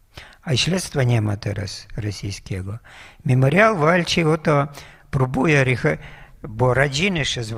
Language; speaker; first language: Polish; non-native, fluent; Russian